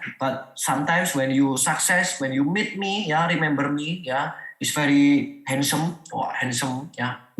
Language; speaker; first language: English; non-native, learner; Indonesian